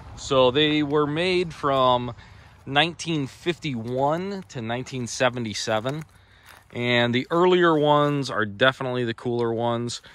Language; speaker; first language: English; native; English